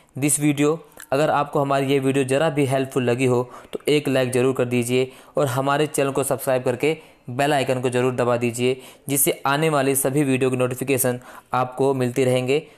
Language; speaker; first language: Hindi; native; Hindi